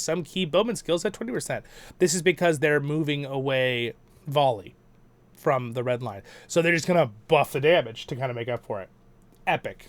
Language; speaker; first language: English; native; English